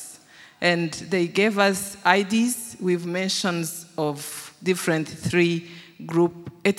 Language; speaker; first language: English; non-native, local second language; Kinyarwanda